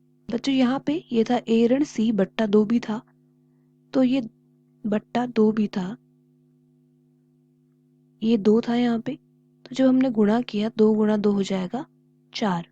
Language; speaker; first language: Hindi; native; Hindi